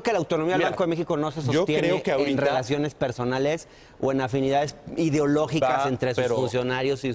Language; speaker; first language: Spanish; native; Spanish